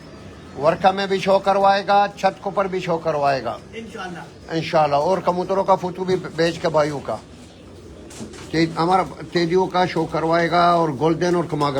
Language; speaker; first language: Hindi; non-native, learner; Arabic